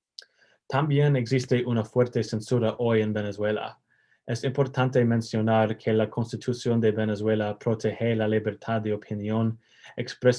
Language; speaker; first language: Spanish; non-native, learner; English